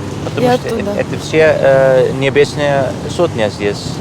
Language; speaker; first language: Russian; non-native, fluent; Dutch